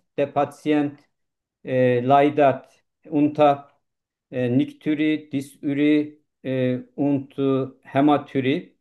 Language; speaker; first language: German; non-native, learner; Turkish